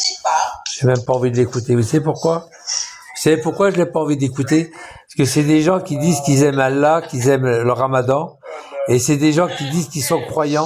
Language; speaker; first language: French; native; French